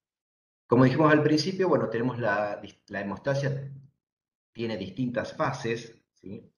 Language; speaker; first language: Spanish; native; Spanish